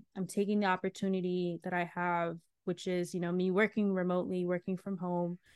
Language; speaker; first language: English; early bilingual, other home language; Akan